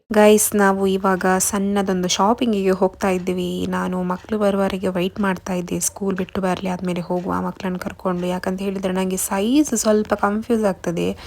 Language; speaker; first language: Kannada; native; Kannada